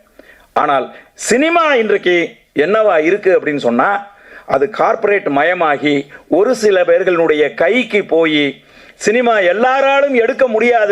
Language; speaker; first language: Tamil; native; Tamil